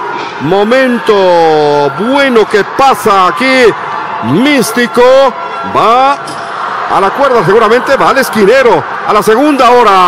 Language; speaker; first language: Spanish; native; Spanish